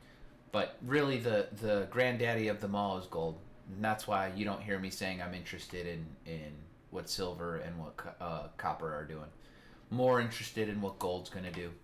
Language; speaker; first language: English; native; English